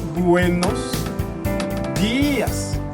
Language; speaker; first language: Spanish; non-native, fluent; Haitian Creole